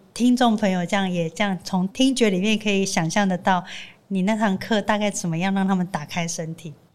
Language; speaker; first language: Chinese; native; Chinese